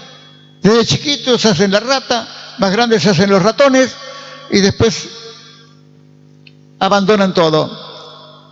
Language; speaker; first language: Spanish; native; Spanish